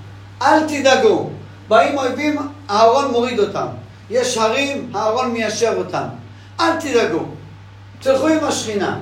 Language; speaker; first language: Hebrew; non-native, fluent; English